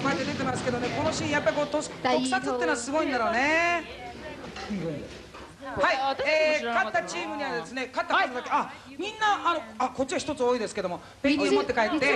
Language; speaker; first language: Japanese; native; Japanese